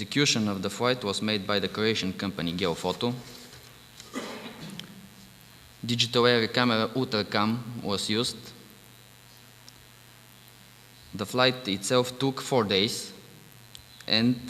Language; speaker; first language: English; non-native, fluent; Bulgarian